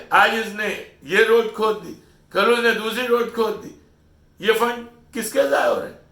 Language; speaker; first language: Urdu; native; Urdu